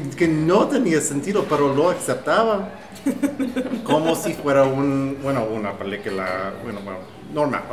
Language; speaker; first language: Spanish; non-native, fluent; English